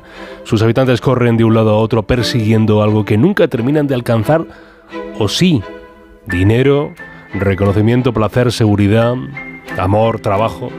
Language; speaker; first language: Spanish; native; Spanish